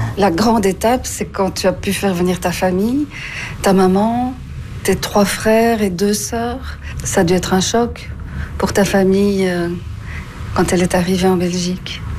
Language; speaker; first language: French; native; French